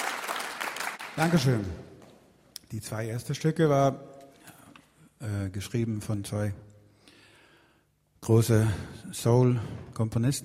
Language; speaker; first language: German; non-native, fluent; Swedish